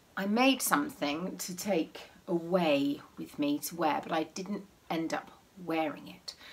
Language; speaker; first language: English; native; English